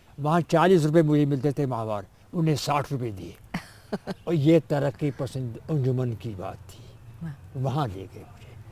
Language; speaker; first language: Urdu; non-native, local second language; Kashmiri